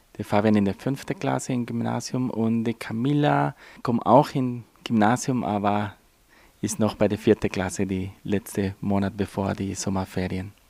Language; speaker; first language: German; non-native, fluent; Spanish